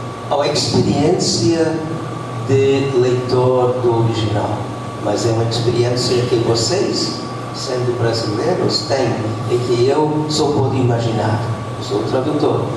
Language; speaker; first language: Portuguese; non-native, fluent; English